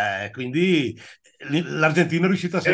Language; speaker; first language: Italian; native; Italian